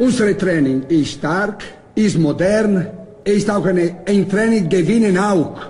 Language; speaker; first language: German; non-native, learner; Italian